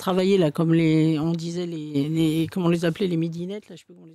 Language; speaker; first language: French; native; French